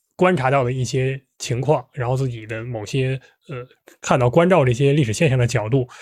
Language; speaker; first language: Chinese; native; Chinese